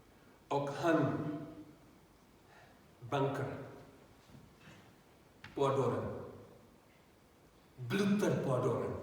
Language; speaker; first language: Swedish; non-native, learner; Urdu